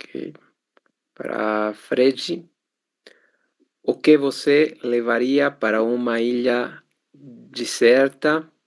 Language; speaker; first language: Portuguese; non-native, learner; Spanish